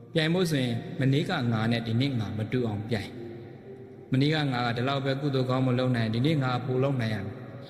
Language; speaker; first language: Burmese; native; Burmese